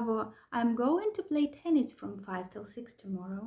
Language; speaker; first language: English; non-native, fluent; Ukrainian